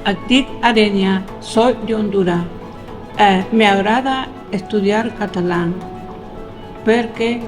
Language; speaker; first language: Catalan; non-native, learner; Spanish